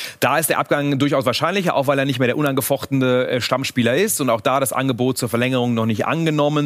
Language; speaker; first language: German; native; German